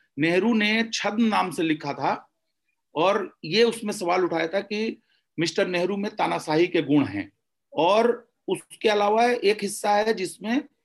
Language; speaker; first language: Hindi; native; Hindi